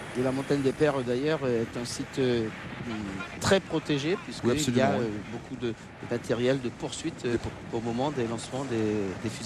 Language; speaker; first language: French; native; French